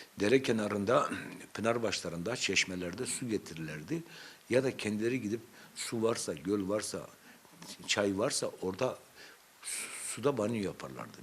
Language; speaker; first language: Turkish; non-native, local second language; Zaza